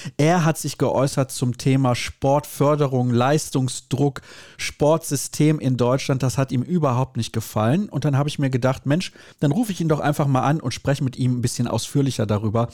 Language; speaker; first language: German; native; German